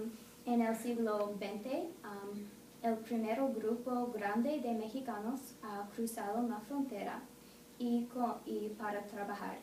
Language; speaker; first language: Spanish; non-native, learner; English